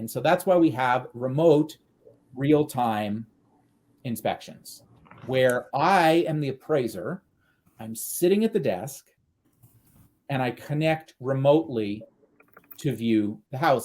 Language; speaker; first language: English; native; English